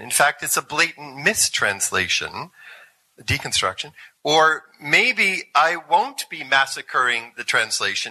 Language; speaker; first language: English; native; English